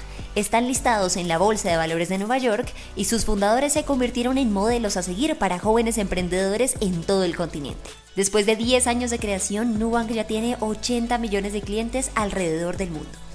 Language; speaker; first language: Spanish; native; Spanish